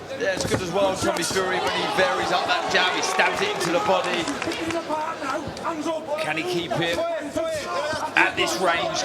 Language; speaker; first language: English; native; English